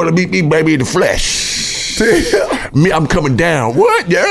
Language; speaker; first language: English; native; English